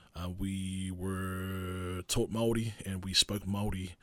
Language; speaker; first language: English; non-native, local second language; Māori